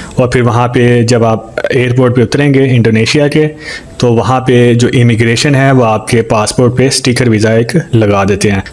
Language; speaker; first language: Urdu; native; Urdu